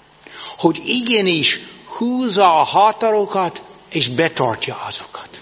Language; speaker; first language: Hungarian; non-native, learner; English